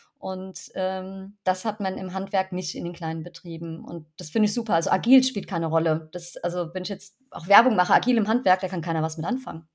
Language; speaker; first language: German; native; German